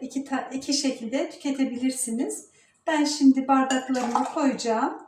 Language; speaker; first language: Turkish; native; Turkish